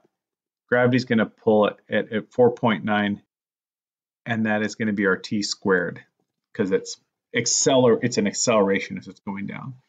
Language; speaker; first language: English; native; English